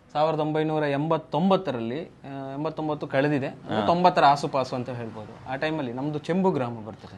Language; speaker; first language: Kannada; native; Kannada